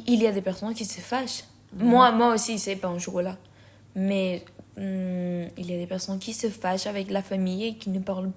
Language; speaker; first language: French; non-native, learner; Spanish